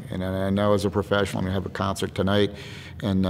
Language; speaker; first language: English; native; English